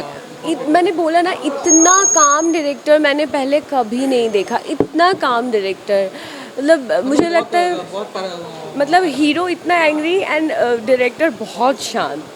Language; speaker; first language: Hindi; non-native, local second language; Bangla